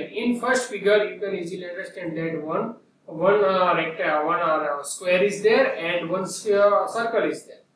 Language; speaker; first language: English; non-native, local second language; Gujarati